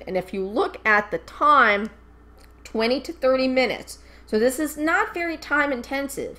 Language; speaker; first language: English; native; English